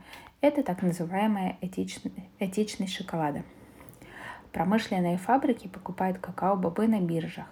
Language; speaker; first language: Russian; native; Russian